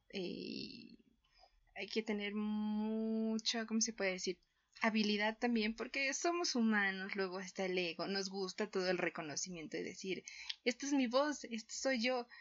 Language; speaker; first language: Spanish; native; Spanish